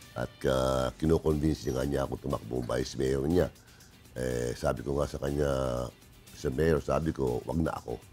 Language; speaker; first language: Filipino; native; Filipino